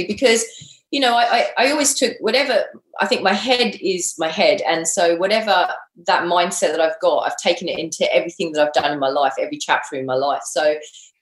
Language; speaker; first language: English; native; English